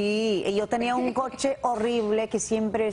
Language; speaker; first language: Spanish; non-native, learner; English